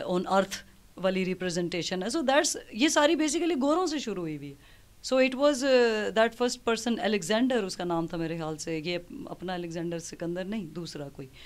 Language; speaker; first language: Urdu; non-native, local second language; Punjabi